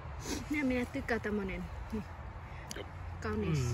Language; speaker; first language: Finnish; non-native, learner; Thai